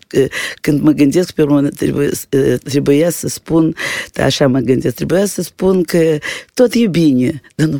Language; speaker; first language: Romanian; non-native, local second language; Russian